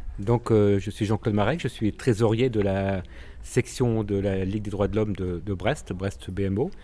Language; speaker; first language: French; native; French